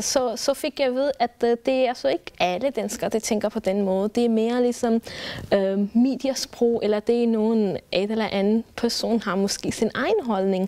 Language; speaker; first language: Danish; non-native, fluent; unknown